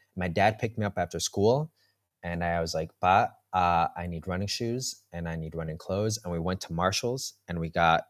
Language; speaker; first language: English; early bilingual, heritage; Spanish